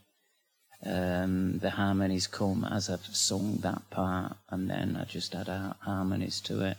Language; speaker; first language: English; native; English